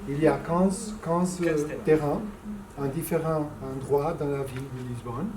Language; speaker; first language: French; non-native, fluent; Portuguese